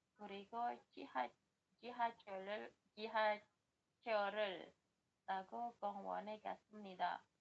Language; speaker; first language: Korean; non-native, learner; Indonesian